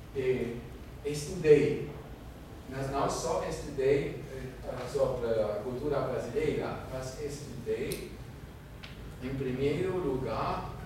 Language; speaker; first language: Portuguese; non-native, fluent; German